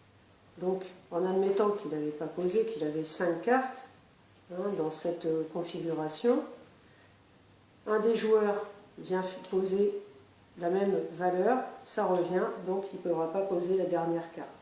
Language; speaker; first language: French; native; French